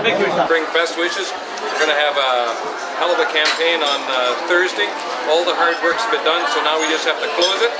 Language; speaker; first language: English; native; English